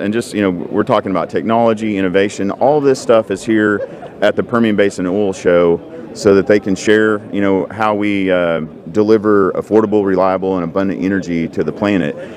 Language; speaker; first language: English; native; English